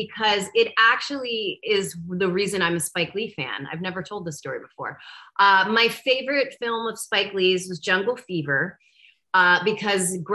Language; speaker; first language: English; native; English